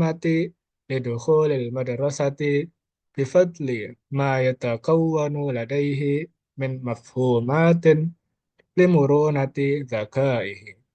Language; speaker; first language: Arabic; non-native, learner; Indonesian